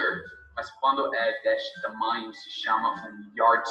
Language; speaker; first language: Portuguese; non-native, fluent; English